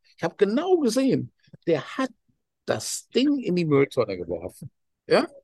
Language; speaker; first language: German; native; German